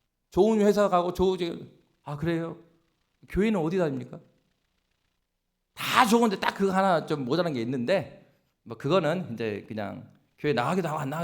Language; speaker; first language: Korean; native; Korean